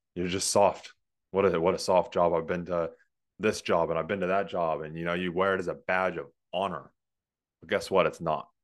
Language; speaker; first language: English; native; English